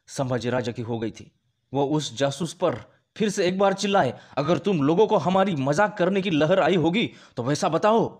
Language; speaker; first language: Hindi; non-native, local second language; Marathi